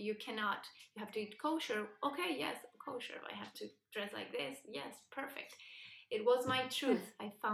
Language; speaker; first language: English; non-native, fluent; Spanish